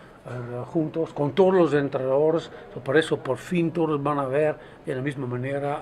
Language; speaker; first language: Spanish; non-native, fluent; Dutch